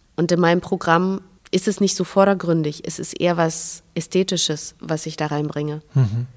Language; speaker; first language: German; non-native, fluent; Belarusian